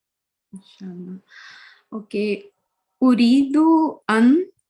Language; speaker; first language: Arabic; non-native, learner; Urdu